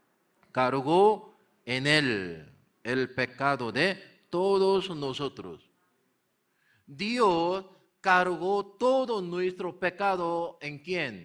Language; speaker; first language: Spanish; non-native, learner; Korean